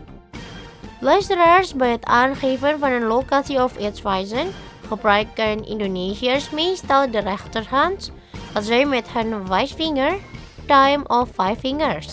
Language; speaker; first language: Dutch; non-native, fluent; Indonesian